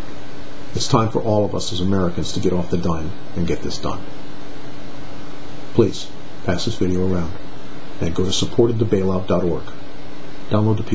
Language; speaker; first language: English; native; English